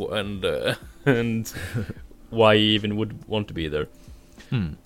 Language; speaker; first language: English; non-native, fluent; Norwegian